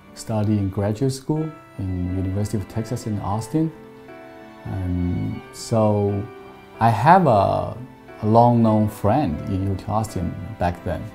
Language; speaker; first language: English; non-native, fluent; Chinese